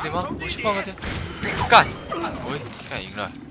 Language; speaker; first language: Chinese; native; Chinese